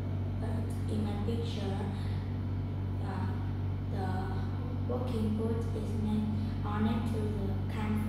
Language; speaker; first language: English; non-native, learner; Vietnamese